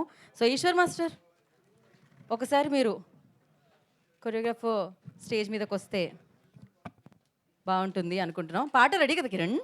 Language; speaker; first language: Telugu; native; Telugu